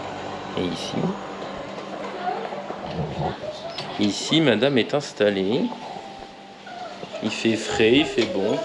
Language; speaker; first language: French; native; French